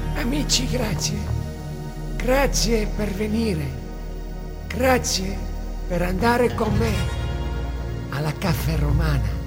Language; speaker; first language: Italian; non-native, learner; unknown